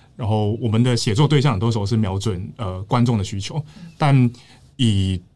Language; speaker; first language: Chinese; native; Chinese